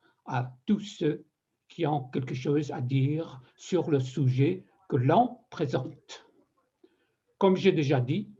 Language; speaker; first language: French; non-native, fluent; Persian